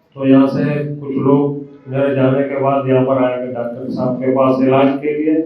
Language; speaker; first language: Hindi; non-native, fluent; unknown